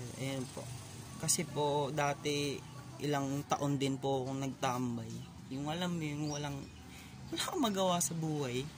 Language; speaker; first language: Filipino; native; Filipino